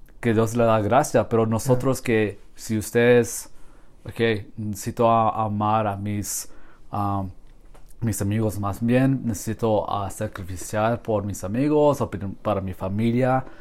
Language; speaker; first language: Spanish; non-native, learner; English